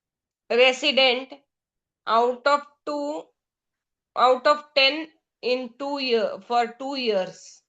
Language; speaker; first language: English; non-native, local second language; Hindi